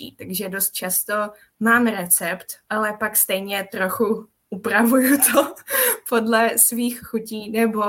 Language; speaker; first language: Czech; non-native, fluent; Japanese